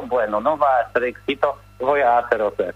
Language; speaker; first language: Spanish; non-native, learner; Polish